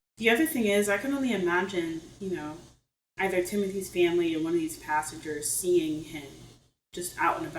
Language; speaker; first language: English; native; English